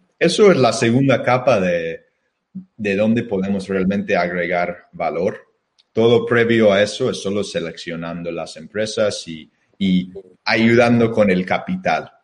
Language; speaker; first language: Spanish; non-native, fluent; English